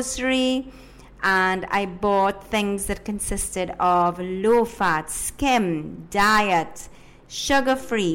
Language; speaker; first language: English; early bilingual, other home language; Spanish